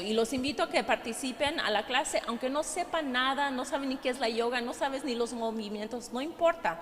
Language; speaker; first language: Spanish; early bilingual, heritage; Spanish